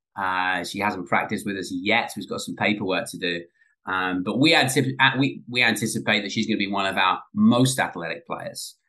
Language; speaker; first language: English; native; English